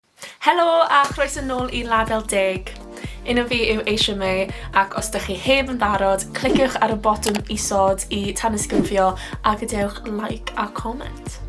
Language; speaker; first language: Welsh; non-native, local second language; English